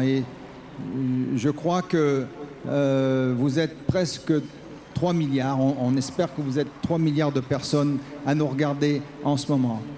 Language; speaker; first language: French; native; French